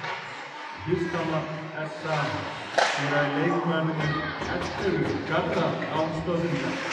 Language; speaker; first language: Icelandic; native; Icelandic